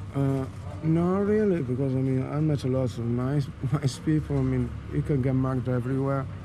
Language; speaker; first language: English; non-native, learner; Italian